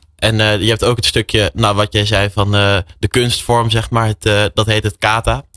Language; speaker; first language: Dutch; native; Dutch